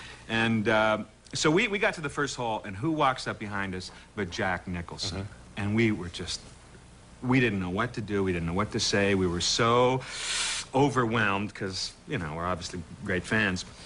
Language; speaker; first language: English; native; English